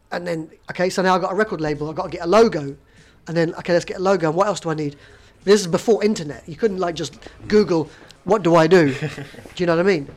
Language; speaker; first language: English; native; English